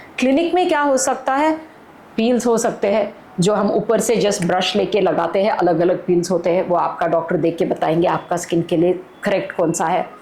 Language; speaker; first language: Hindi; non-native, local second language; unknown